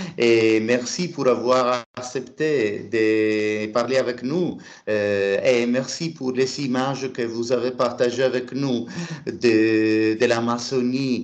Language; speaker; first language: French; non-native, learner; Italian